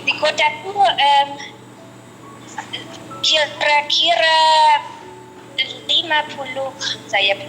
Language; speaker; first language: Indonesian; non-native, fluent; German